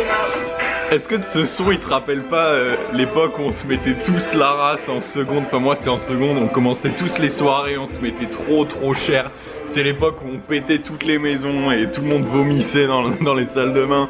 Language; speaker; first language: French; native; French